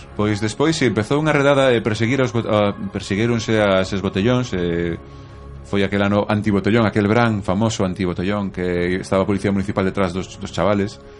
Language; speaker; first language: Galician; native; Galician